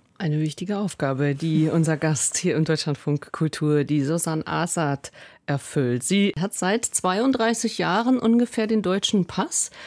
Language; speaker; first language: German; native; German